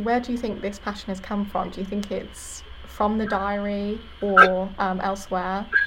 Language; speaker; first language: English; native; English